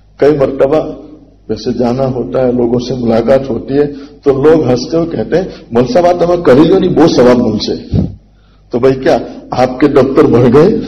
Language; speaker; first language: Urdu; non-native, local second language; Gujarati